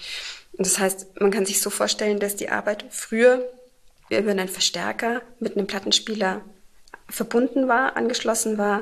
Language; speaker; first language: German; native; German